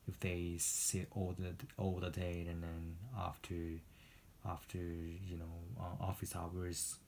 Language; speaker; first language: English; non-native, fluent; Japanese